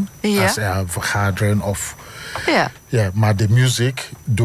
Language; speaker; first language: Dutch; non-native, learner; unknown